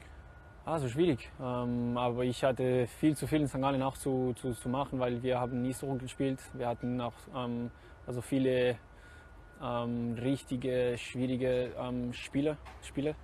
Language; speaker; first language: German; non-native, learner; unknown